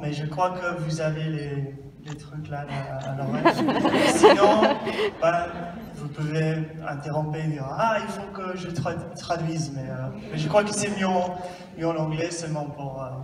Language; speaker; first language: French; non-native, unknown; English